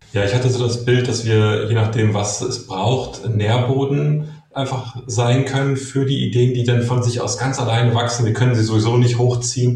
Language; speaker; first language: German; native; German